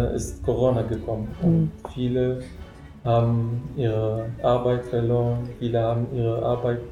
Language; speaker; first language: German; non-native, fluent; Arabic